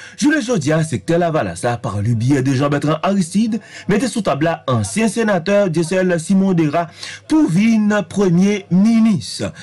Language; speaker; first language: French; non-native, local second language; Haitian Creole